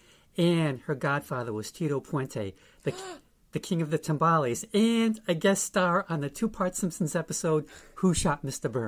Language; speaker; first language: English; native; English